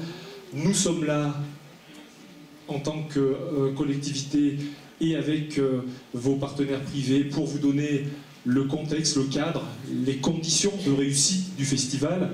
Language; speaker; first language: French; native; French